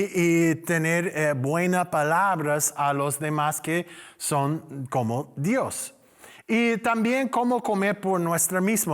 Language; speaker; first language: Spanish; non-native, learner; English